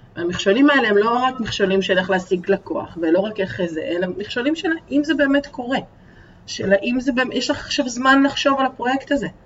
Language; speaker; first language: Hebrew; early bilingual, other home language; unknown